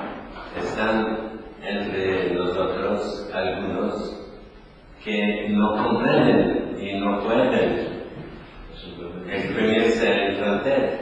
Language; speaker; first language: Spanish; non-native, learner; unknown